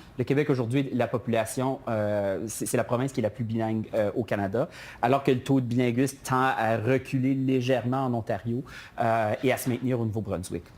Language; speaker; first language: French; native; French